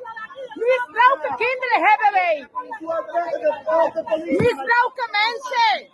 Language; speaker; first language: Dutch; non-native, learner; Spanish